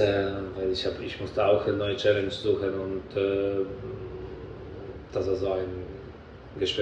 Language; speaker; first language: German; non-native, fluent; Polish